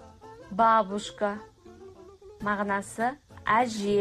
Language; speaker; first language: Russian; non-native, fluent; Kazakh